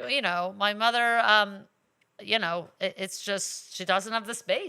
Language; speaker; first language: English; native; English